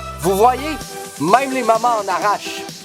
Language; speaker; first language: French; native; French